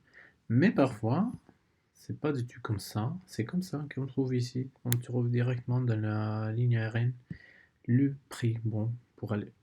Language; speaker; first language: French; non-native, learner; Spanish